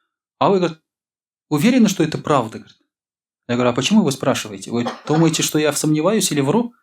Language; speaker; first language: Russian; non-native, local second language; Tatar